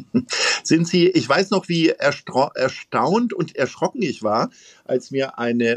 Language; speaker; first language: German; native; German